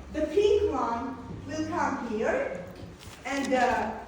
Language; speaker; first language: English; non-native, fluent; Armenian